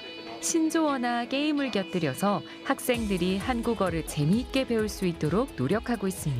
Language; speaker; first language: Korean; native; Korean